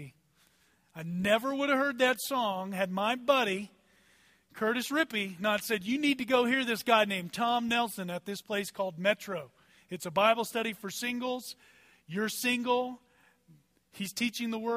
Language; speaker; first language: English; native; English